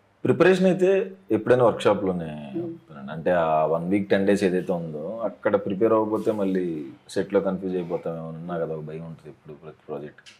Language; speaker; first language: Telugu; native; Telugu